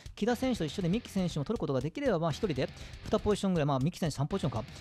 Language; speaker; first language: Japanese; native; Japanese